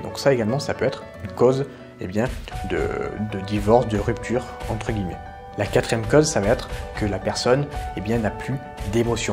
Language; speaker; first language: French; native; French